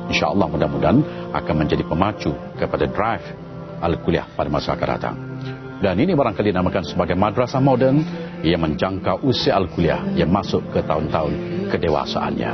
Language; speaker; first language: Malay; native; Malay